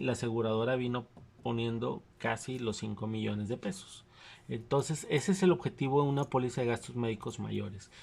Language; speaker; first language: Spanish; native; Spanish